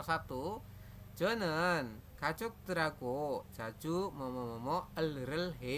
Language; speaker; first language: Korean; non-native, fluent; Indonesian